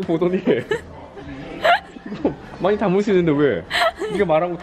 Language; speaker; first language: Korean; native; Korean